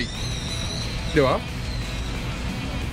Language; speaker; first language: Japanese; native; Japanese